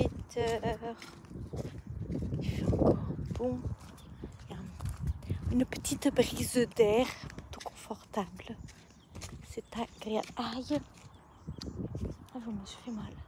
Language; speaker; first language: French; native; French